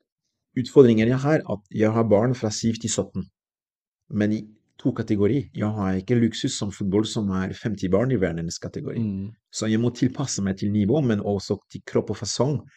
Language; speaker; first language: Norwegian; non-native, fluent; French